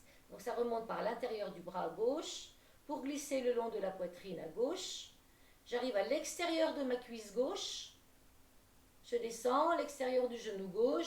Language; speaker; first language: French; native; French